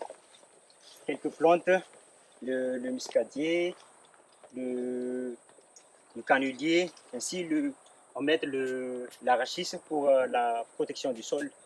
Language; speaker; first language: French; non-native, local second language; Malagasy